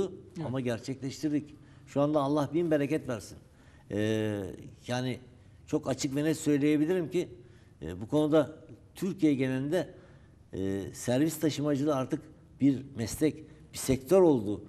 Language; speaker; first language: Turkish; native; Turkish